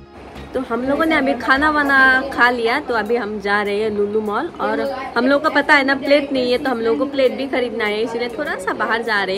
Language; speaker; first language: Hindi; non-native, local second language; Assamese